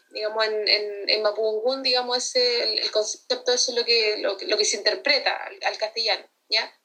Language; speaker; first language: Spanish; native; Spanish